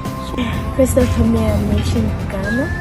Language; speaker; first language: Italian; non-native, learner; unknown